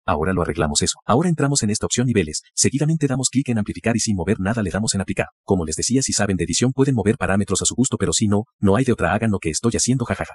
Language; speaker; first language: Spanish; native; Spanish